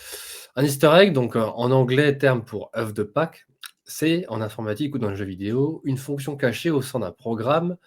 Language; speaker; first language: French; native; French